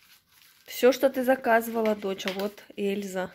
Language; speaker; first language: Russian; native; Russian